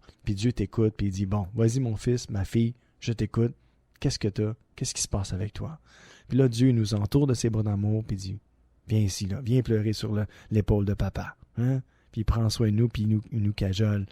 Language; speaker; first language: French; native; French